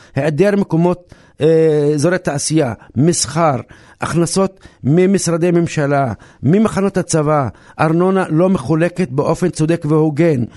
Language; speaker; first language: Hebrew; non-native, local second language; Arabic